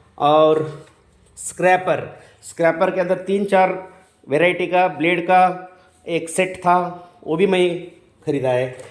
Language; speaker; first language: Hindi; non-native, local second language; Kannada